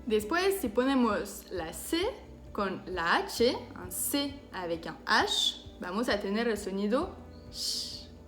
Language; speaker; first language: Spanish; non-native, fluent; French